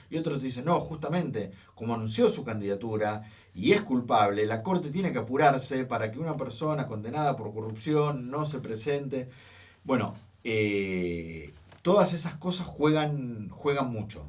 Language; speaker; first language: Spanish; native; Spanish